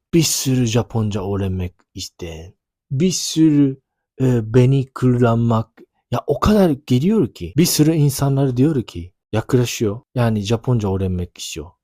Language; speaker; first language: Turkish; non-native, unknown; Japanese